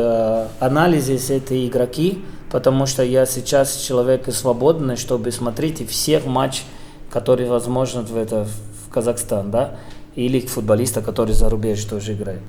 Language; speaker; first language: Russian; non-native, fluent; Portuguese